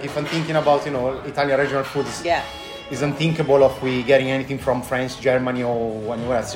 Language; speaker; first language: English; non-native, fluent; Italian